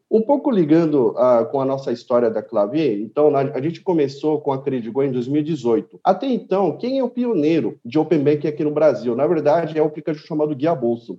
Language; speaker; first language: Portuguese; early bilingual, other home language; Korean